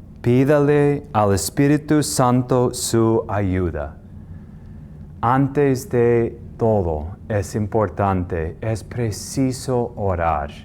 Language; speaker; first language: Spanish; non-native, fluent; English